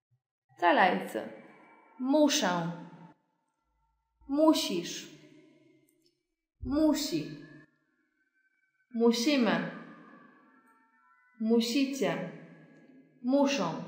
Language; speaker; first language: Chinese; non-native, fluent; Polish